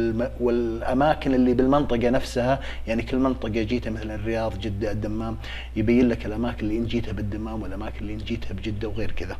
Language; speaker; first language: Arabic; native; Arabic